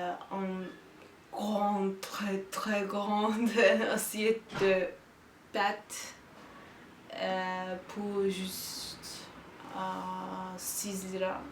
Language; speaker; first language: French; non-native, learner; Turkish